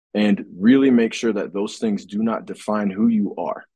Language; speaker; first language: English; native; English